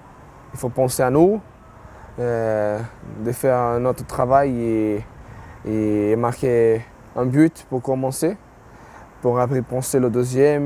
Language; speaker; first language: French; non-native, fluent; Portuguese